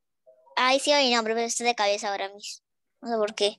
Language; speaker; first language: Spanish; native; Spanish